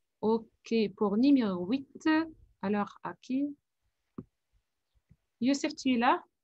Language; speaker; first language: French; non-native, fluent; Arabic